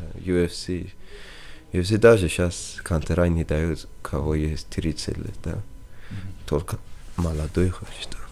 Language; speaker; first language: Russian; non-native, learner; Persian